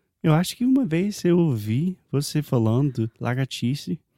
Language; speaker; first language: Portuguese; non-native, fluent; English